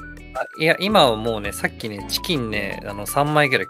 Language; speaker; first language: Japanese; native; Japanese